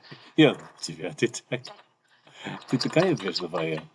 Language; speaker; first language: Russian; non-native, learner; English